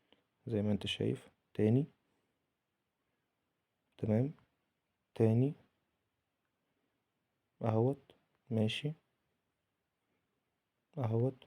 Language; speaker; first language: Arabic; native; Arabic